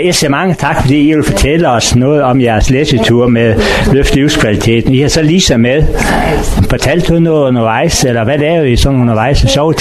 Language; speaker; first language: Danish; native; Danish